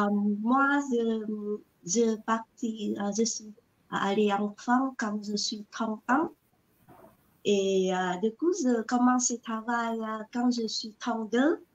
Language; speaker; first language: French; non-native, learner; Vietnamese